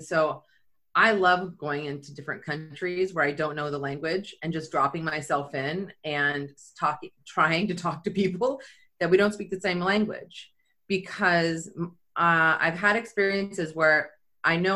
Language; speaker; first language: English; native; English